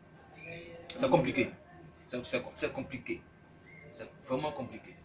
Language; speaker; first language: French; native; French